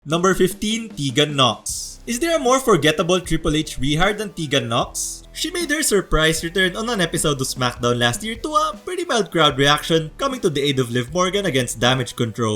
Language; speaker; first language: English; native; English